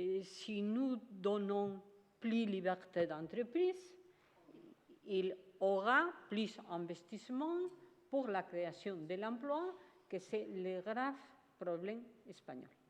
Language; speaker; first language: French; non-native, fluent; Spanish